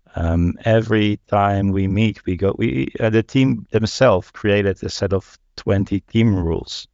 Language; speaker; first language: English; non-native, fluent; Dutch